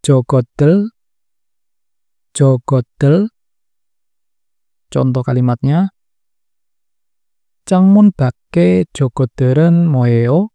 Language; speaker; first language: Korean; non-native, fluent; Indonesian